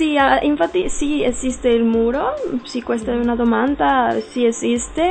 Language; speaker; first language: Italian; non-native, learner; Spanish